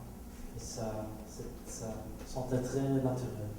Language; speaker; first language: French; non-native, local second language; Dutch